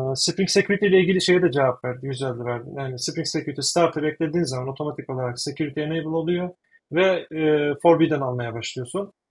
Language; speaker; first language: Turkish; native; Turkish